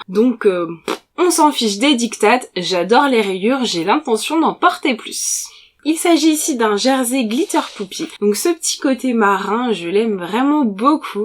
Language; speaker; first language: French; native; French